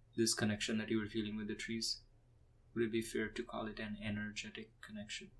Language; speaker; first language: English; non-native, local second language; Bangla